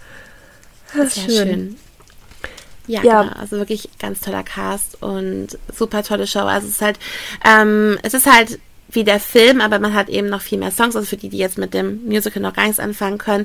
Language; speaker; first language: German; native; German